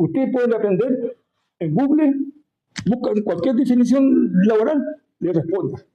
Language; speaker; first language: Spanish; native; Spanish